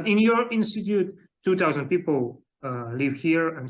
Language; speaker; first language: English; non-native, learner; Russian